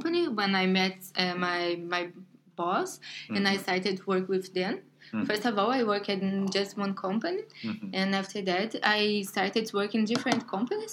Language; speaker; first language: English; non-native, learner; Portuguese